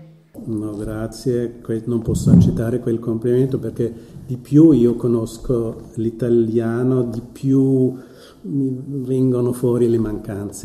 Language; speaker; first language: Italian; non-native, fluent; German